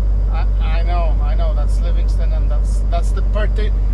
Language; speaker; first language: English; non-native, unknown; Polish